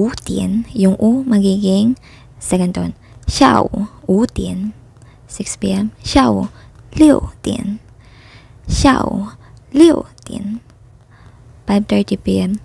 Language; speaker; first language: Chinese; non-native, fluent; Filipino